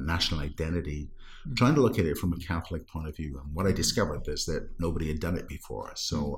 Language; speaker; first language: English; non-native, local second language; Welsh